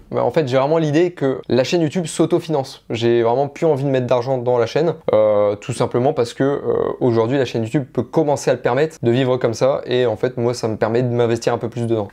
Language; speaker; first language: French; native; French